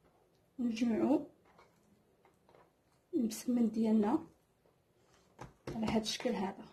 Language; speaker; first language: Arabic; native; Arabic